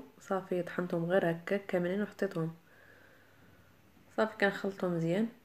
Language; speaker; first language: Arabic; native; Arabic